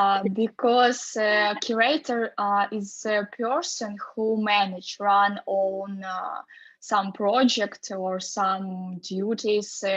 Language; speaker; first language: English; non-native, fluent; Russian